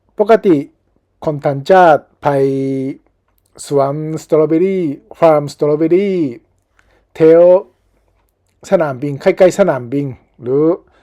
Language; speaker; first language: Thai; non-native, learner; Japanese